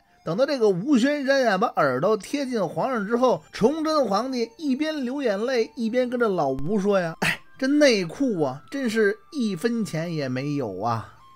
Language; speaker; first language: Chinese; native; Chinese